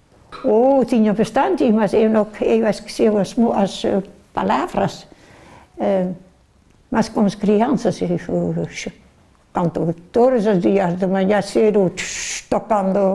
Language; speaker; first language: Portuguese; non-native, learner; Dutch